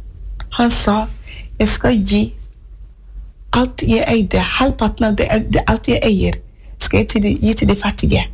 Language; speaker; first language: Norwegian; non-native, fluent; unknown